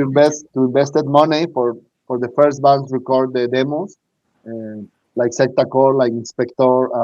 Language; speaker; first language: English; non-native, learner; Spanish